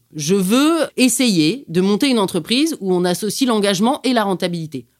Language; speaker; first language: French; native; French